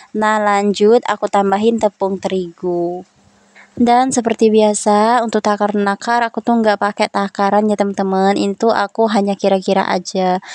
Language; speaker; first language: Indonesian; non-native, local second language; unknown